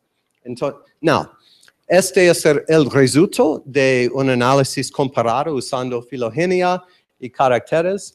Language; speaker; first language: Spanish; non-native, learner; English